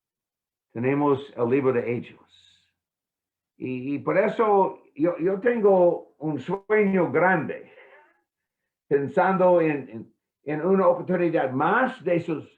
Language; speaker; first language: Spanish; non-native, fluent; English